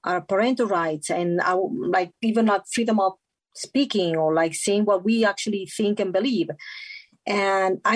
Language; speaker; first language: English; non-native, fluent; Italian